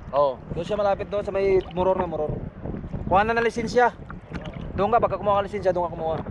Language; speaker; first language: Filipino; native; Filipino